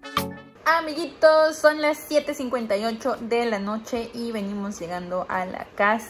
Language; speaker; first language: Spanish; native; Spanish